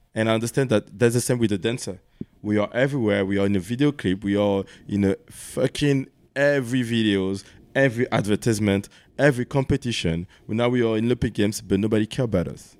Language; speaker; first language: English; non-native, learner; French